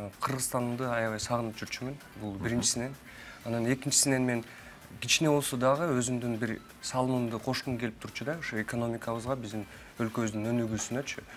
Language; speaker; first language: Kyrgyz; native; Kyrgyz